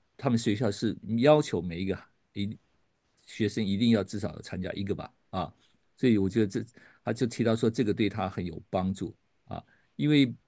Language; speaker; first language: Chinese; native; Chinese